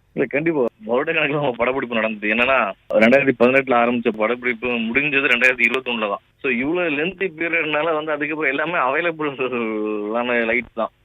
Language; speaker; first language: Tamil; native; Tamil